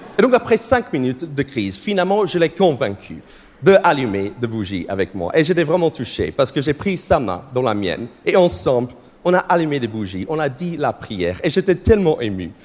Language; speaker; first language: French; non-native, fluent; English